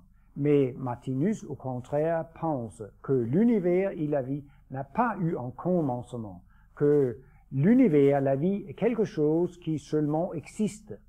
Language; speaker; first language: French; non-native, fluent; Danish